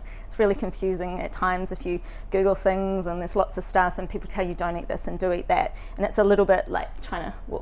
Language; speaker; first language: English; native; English